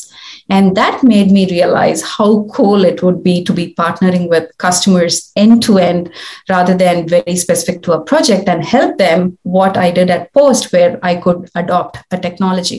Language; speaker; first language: English; non-native, local second language; Tamil